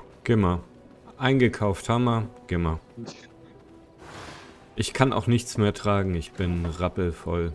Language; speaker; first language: German; native; German